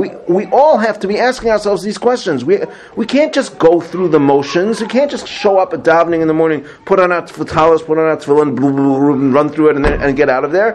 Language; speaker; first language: English; native; English